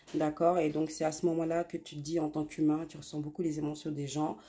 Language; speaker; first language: French; native; French